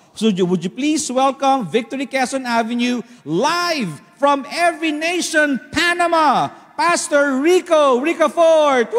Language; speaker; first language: English; non-native, local second language; Filipino